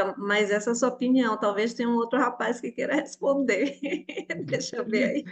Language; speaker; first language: Portuguese; native; Portuguese